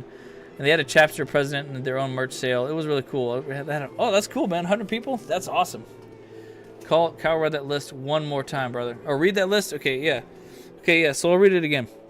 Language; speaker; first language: English; native; English